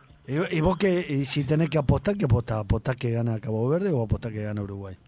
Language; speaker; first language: Spanish; native; Spanish